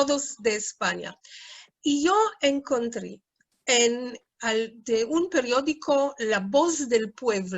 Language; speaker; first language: Spanish; early bilingual, heritage; Spanish